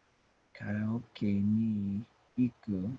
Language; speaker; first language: Japanese; non-native, learner; English